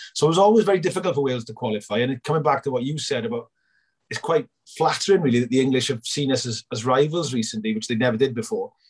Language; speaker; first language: English; native; English